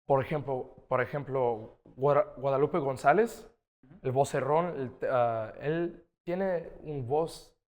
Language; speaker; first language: Spanish; early bilingual, other home language; English